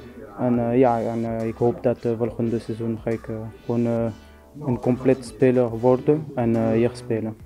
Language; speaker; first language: Dutch; non-native, local second language; French